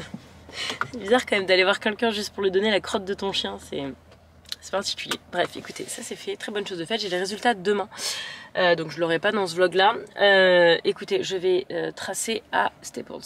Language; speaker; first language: French; native; French